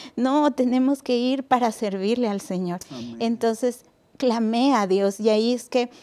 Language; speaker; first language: Spanish; native; Spanish